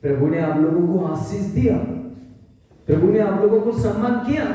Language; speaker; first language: Hindi; non-native, local second language; Bangla